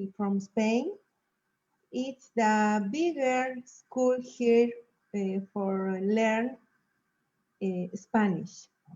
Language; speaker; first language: English; non-native, learner; Spanish